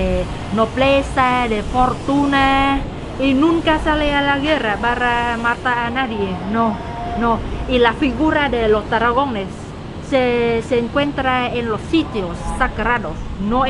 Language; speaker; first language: Spanish; non-native, learner; Vietnamese